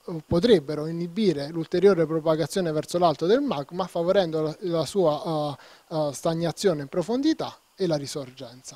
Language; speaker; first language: Italian; native; Italian